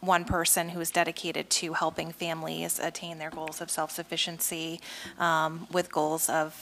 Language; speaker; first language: English; native; English